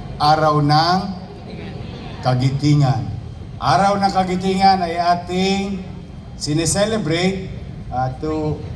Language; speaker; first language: Filipino; native; Filipino